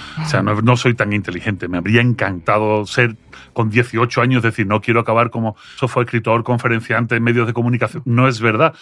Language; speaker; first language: Spanish; early bilingual, other home language; French